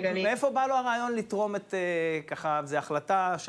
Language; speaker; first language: Hebrew; native; Hebrew